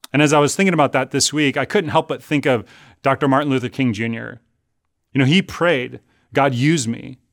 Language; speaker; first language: English; native; English